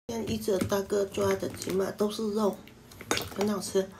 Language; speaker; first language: Chinese; non-native, fluent; Vietnamese